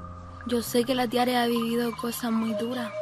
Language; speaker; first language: Spanish; native; Spanish